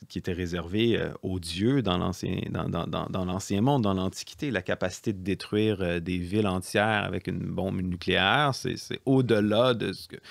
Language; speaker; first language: French; native; French